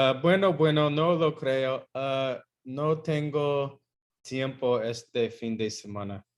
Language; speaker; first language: Spanish; non-native, learner; English